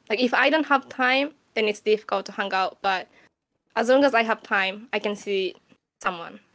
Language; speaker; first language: English; non-native, fluent; Japanese